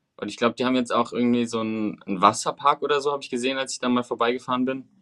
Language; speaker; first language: German; early bilingual, other home language; Spanish